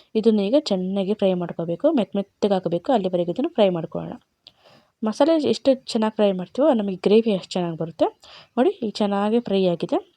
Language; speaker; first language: Kannada; non-native, local second language; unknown